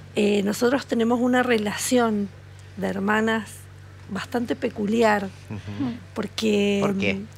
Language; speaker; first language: Spanish; native; Spanish